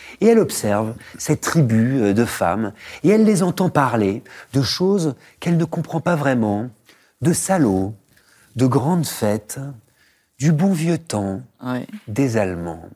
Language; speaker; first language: French; native; French